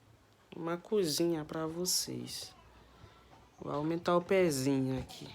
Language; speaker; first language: Portuguese; non-native, learner; Haitian Creole